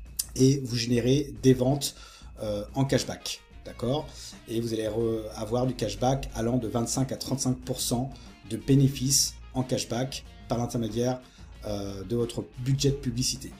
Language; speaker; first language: French; native; French